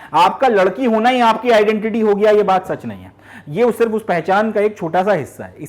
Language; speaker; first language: Hindi; native; Hindi